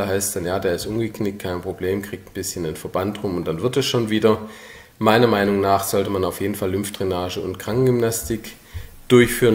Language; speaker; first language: German; native; German